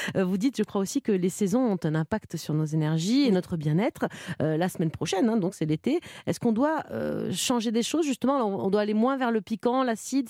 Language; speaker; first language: French; native; French